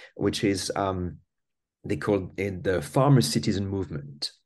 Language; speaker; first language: English; non-native, fluent; French